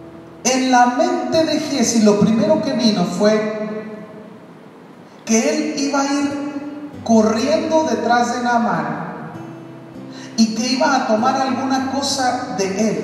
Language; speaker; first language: Spanish; native; Spanish